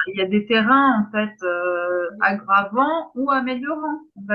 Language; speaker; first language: French; native; French